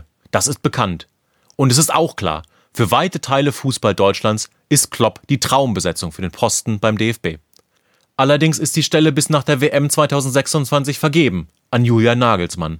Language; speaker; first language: German; native; German